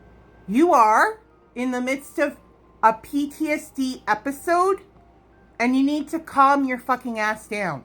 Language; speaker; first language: English; native; English